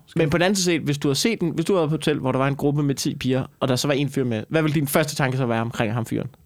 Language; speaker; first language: Danish; native; Danish